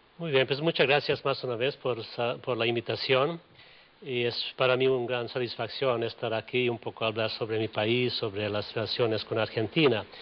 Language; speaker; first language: Spanish; non-native, fluent; Hungarian